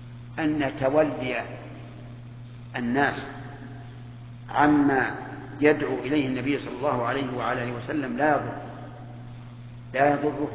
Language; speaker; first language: Arabic; native; Arabic